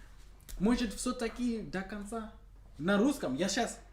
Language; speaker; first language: Russian; non-native, learner; English